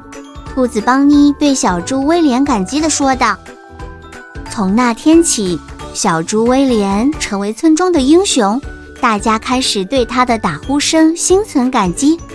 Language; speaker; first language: Chinese; native; Chinese